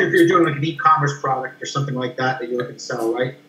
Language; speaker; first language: English; native; English